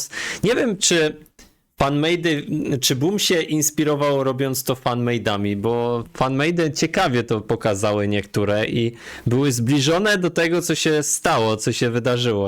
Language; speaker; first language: Polish; native; Polish